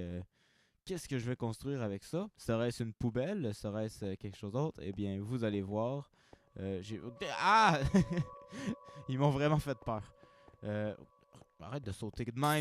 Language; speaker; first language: French; native; French